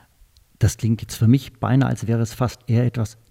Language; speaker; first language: German; native; German